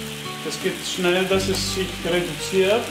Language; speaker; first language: German; non-native, fluent; Italian